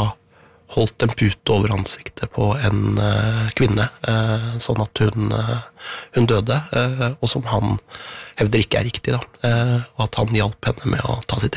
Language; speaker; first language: Norwegian; native; Norwegian